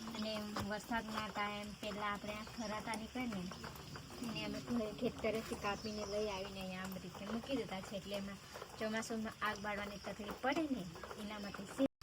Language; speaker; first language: Gujarati; non-native, local second language; Vasavi